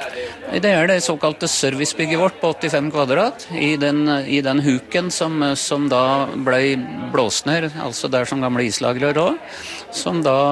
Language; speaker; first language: Norwegian; native; Norwegian